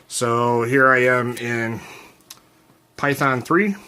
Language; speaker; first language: English; native; English